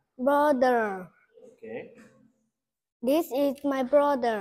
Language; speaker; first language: English; non-native, learner; Vietnamese